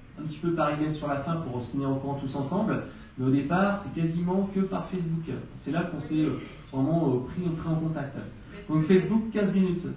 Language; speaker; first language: French; native; French